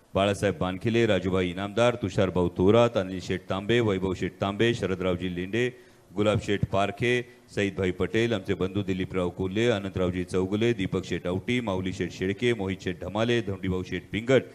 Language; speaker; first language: Marathi; native; Marathi